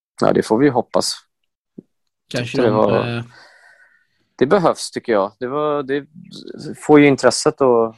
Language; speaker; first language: Swedish; native; Swedish